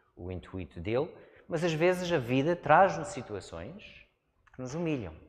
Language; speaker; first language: Portuguese; non-native, fluent; English